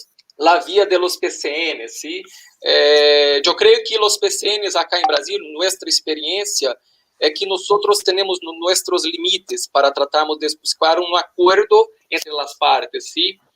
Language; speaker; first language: Spanish; non-native, learner; Portuguese